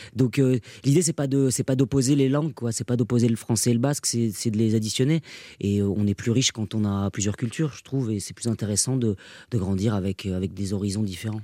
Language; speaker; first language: French; non-native, local second language; Basque